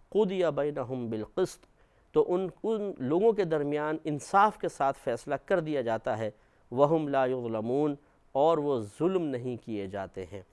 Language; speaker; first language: Urdu; native; Urdu